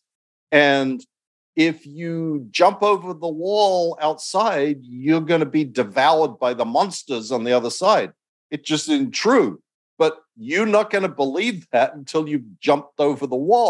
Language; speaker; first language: English; native; English